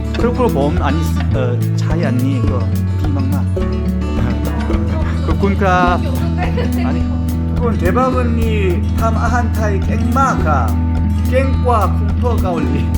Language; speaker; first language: Thai; non-native, learner; Korean